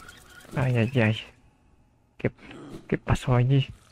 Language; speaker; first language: Spanish; non-native, fluent; Filipino